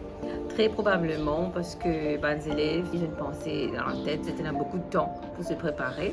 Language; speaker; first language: French; non-native, local second language; Morisyen